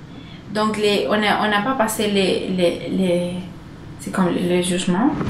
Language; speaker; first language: French; non-native, learner; Spanish